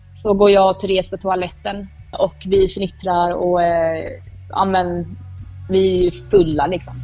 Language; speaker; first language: Swedish; native; Swedish